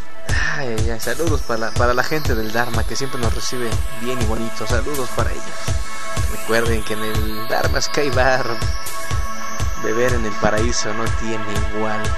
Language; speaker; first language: Spanish; native; Spanish